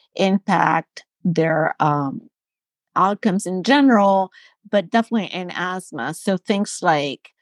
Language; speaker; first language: English; non-native, fluent; Spanish